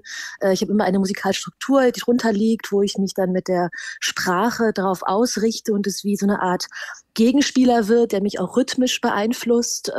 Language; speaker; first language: German; native; German